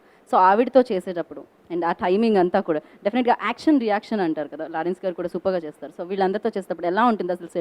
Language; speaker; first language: Telugu; native; Telugu